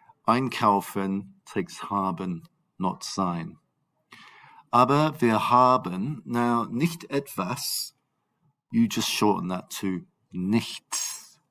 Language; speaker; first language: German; non-native, fluent; English